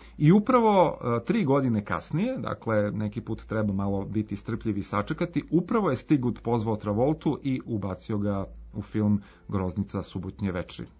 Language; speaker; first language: Serbian; native; Serbian